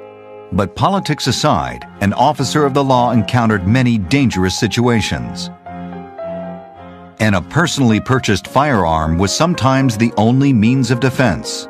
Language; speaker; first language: English; native; English